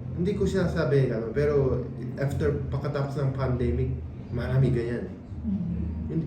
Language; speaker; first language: Filipino; non-native, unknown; Korean